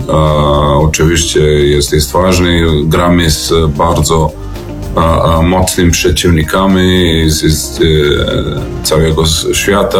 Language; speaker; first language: Polish; non-native, fluent; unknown